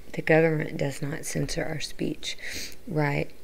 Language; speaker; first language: English; native; English